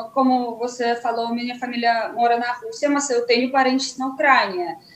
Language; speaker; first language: Portuguese; non-native, fluent; Russian